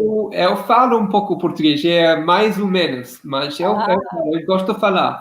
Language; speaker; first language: Portuguese; non-native, learner; English